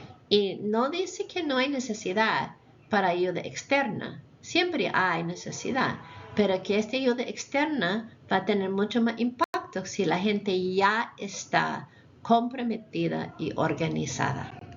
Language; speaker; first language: Spanish; non-native, fluent; English